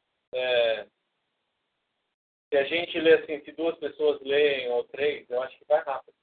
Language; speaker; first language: Portuguese; native; Portuguese